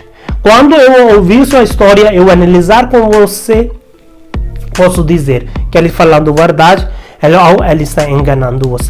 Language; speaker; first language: Portuguese; non-native, learner; Hindi